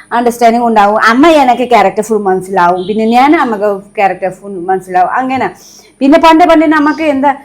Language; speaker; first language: Malayalam; non-native, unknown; Nepali